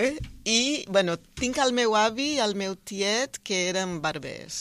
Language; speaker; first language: Catalan; non-native, fluent; Portuguese